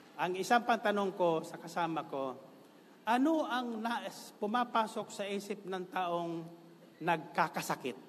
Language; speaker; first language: Filipino; non-native, local second language; Bikol